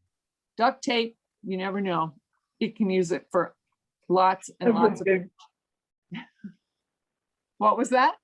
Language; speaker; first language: English; native; English